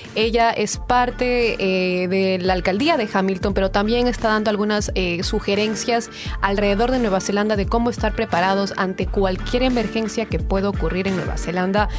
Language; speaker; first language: Spanish; native; Spanish